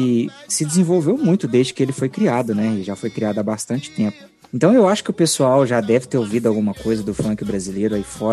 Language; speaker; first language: Portuguese; native; Portuguese